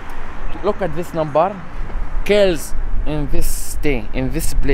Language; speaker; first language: English; non-native, learner; Arabic